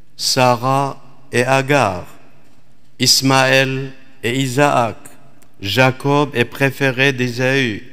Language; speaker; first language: French; non-native, fluent; Aramaic